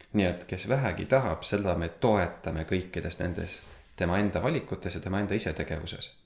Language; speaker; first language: Estonian; native; Estonian